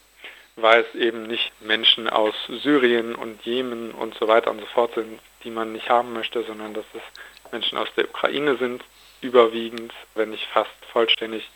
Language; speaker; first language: German; native; German